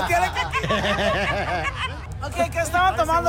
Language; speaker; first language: Spanish; early bilingual, heritage; Spanish